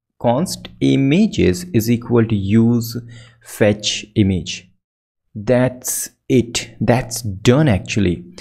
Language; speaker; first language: English; non-native, local second language; Hindi